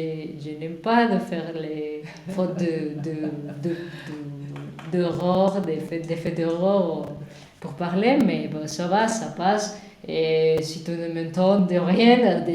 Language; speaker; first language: French; non-native, learner; Spanish